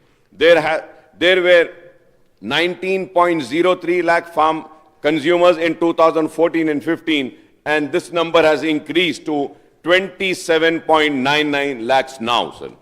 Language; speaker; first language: English; non-native, local second language; Urdu